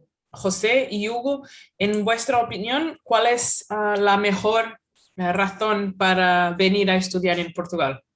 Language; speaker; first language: Spanish; non-native, fluent; Portuguese